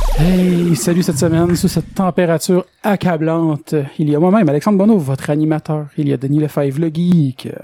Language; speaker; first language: French; native; French